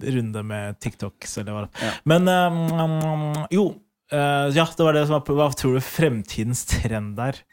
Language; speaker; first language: Norwegian; early bilingual, other home language; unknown